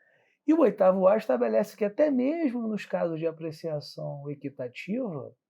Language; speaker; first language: Portuguese; native; Portuguese